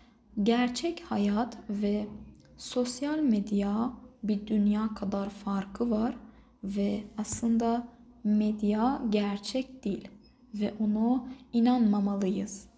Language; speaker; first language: Turkish; non-native, fluent; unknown